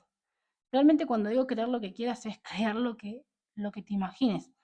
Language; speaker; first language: Spanish; native; Spanish